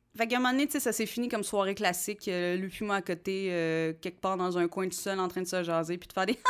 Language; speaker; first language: French; native; French